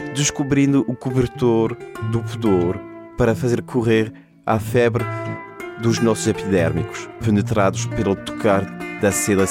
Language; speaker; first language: French; non-native, fluent; Portuguese